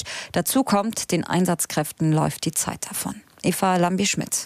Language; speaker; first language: German; native; German